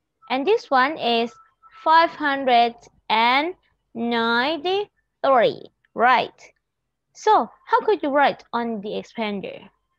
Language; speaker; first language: English; non-native, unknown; Thai